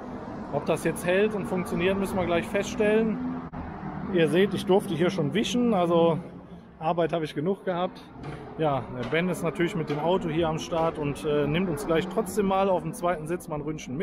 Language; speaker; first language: German; native; German